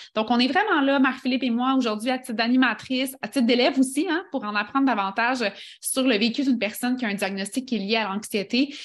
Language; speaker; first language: French; native; French